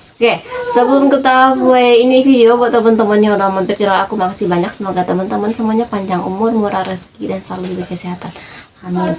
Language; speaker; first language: Indonesian; native; Indonesian